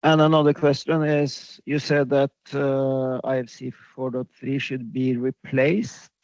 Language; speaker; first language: English; non-native, fluent; Norwegian